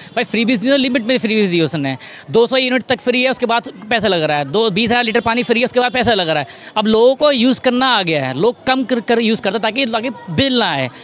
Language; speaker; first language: Hindi; native; Hindi